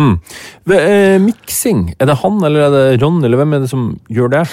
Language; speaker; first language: Norwegian; native; Norwegian